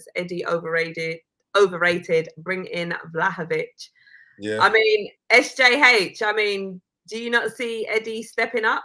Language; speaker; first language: English; native; English